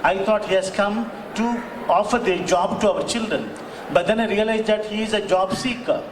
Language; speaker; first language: English; non-native, local second language; Kannada